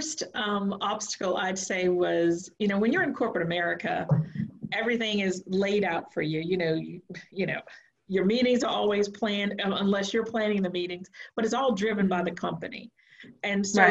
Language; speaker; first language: English; native; English